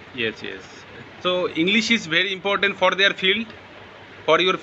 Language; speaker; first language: English; non-native, learner; Bangla